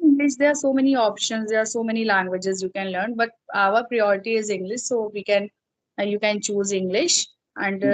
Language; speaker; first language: English; non-native, fluent; Hindi